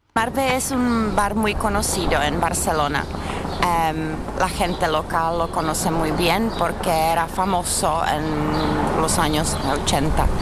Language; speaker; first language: Spanish; non-native, fluent; Czech